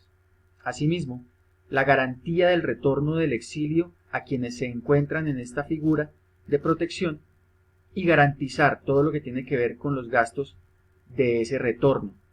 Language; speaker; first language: Spanish; native; Spanish